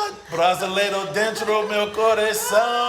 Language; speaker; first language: Portuguese; non-native, learner; English